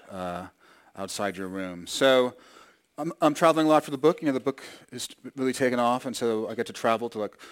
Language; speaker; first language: English; native; English